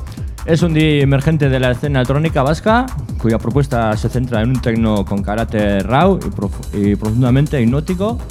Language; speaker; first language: Spanish; non-native, local second language; Basque